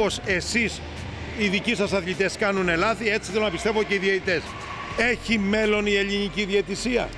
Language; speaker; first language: Greek; native; Greek